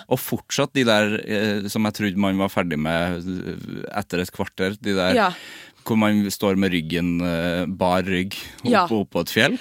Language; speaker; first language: Norwegian; native; Norwegian